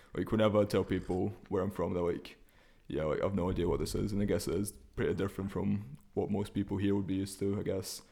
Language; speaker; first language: English; early bilingual, other home language; Russian